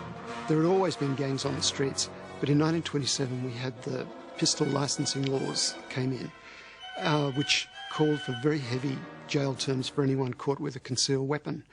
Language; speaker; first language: English; native; English